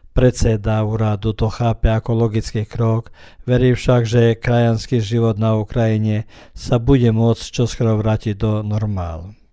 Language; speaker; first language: Slovak; early bilingual, heritage; Slovak